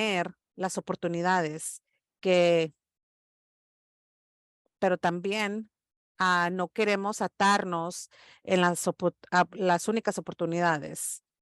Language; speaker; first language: Spanish; early bilingual, heritage; English